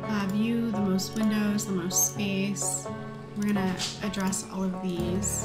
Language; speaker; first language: English; native; English